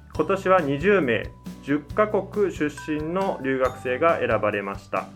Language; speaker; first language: Japanese; native; Japanese